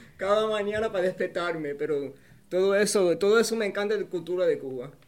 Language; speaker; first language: Spanish; early bilingual, heritage; Spanish